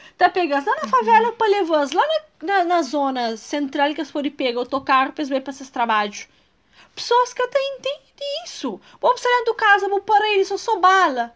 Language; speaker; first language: Portuguese; non-native, local second language; Kabuverdianu